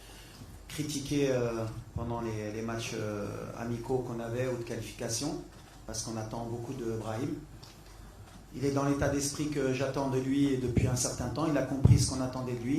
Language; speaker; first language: French; native; French